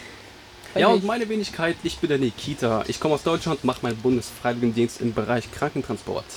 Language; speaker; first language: German; early bilingual, other home language; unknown